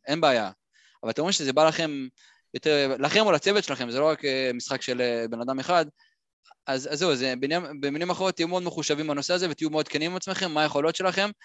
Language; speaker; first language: Hebrew; native; Hebrew